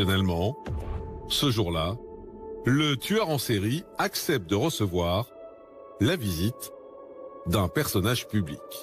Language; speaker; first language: French; native; French